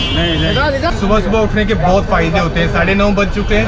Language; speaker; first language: Hindi; native; Hindi